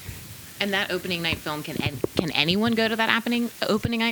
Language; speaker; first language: English; native; English